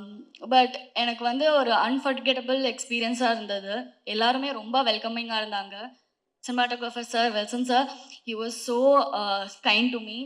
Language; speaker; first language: Tamil; non-native, fluent; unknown